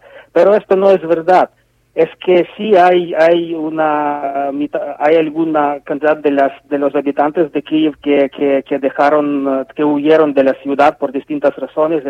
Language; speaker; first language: Spanish; non-native, fluent; Ukrainian